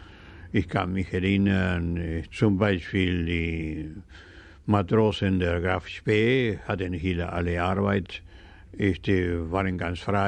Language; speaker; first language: German; early bilingual, heritage; German